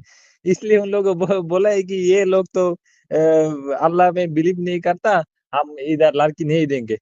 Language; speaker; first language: Hindi; non-native, learner; Bangla